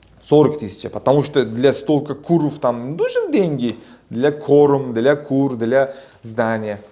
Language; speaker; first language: Russian; non-native, local second language; Uzbek